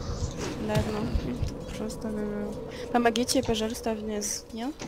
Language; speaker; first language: Russian; non-native, learner; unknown